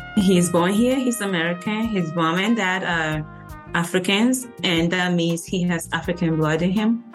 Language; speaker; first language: English; early bilingual, other home language; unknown